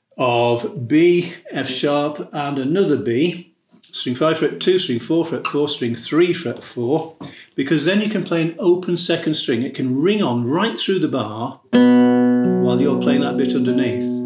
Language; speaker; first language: English; native; English